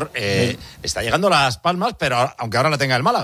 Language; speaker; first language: Spanish; native; Spanish